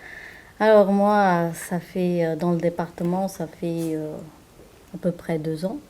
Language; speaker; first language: French; non-native, fluent; Portuguese